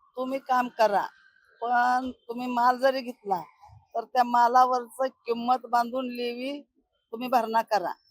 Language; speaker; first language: Marathi; native; Marathi